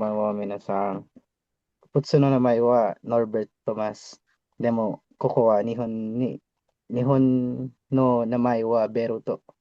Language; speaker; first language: Japanese; non-native, learner; Filipino